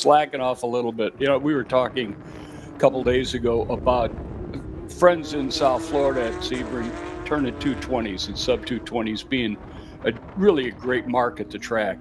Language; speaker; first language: English; native; English